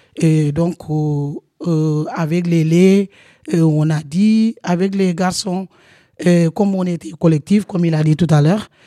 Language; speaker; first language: French; non-native, local second language; Wolof